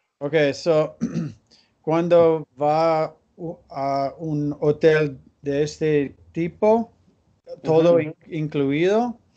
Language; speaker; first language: Spanish; non-native, learner; English